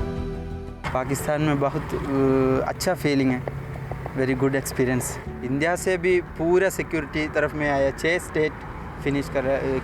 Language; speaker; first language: Hindi; non-native, local second language; Malayalam